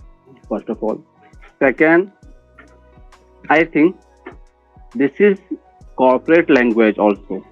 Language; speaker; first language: English; non-native, learner; Hindi